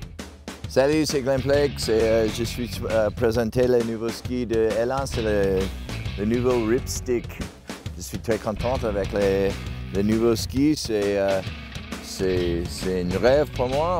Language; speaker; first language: French; non-native, learner; English